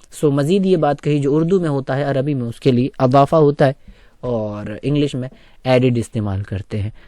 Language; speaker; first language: Urdu; native; Urdu